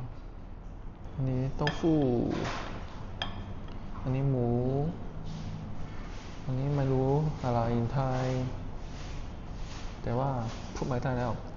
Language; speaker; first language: Thai; non-native, learner; Chinese